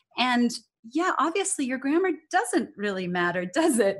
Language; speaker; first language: English; native; English